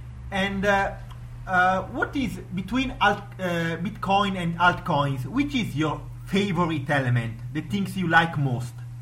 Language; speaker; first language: English; non-native, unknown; Italian